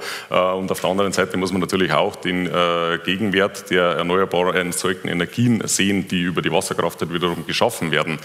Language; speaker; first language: German; native; German